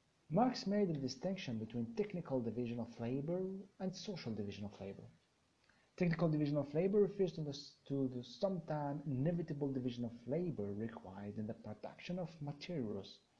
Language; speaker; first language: English; non-native, fluent; Arabic